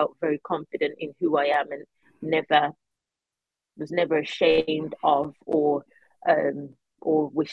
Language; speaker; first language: English; native; English